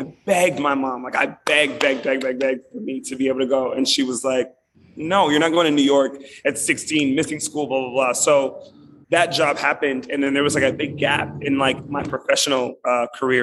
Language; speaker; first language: English; native; English